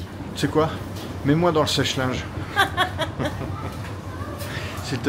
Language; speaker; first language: French; native; French